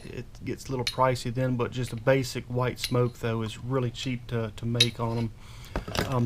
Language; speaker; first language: English; native; English